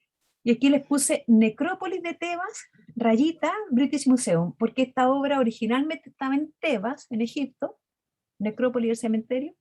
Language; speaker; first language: Spanish; native; Spanish